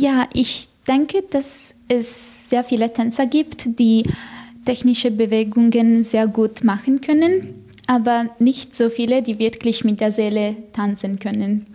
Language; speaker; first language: German; non-native, fluent; Italian